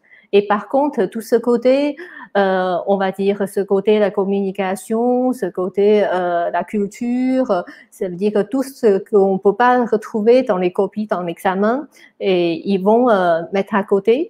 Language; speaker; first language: French; non-native, fluent; Chinese